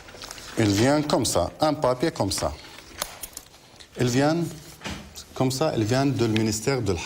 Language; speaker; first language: French; non-native, learner; Arabic